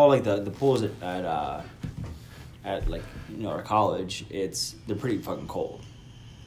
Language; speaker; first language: English; native; English